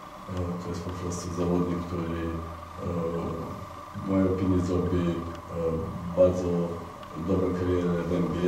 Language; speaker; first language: Polish; non-native, fluent; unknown